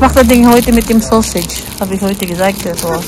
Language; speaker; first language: German; non-native, learner; Cebuano